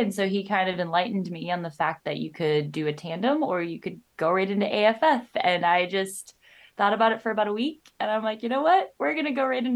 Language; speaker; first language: English; native; English